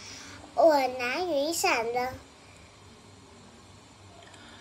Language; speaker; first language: Chinese; non-native, learner; Vietnamese